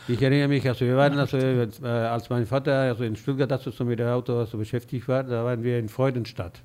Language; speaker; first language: German; non-native, fluent; Spanish